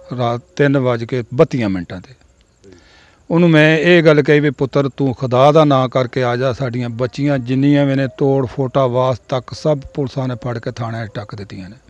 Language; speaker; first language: Punjabi; native; Punjabi